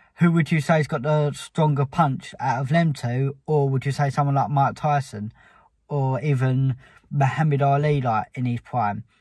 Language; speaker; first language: English; native; English